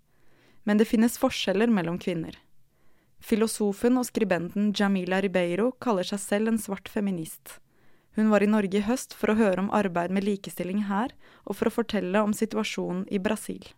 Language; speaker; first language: Norwegian; native; Norwegian